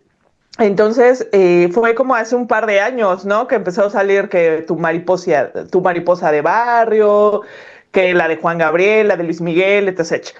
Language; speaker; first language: Spanish; native; Spanish